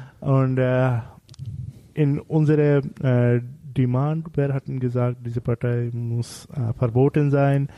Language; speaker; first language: German; non-native, learner; Bangla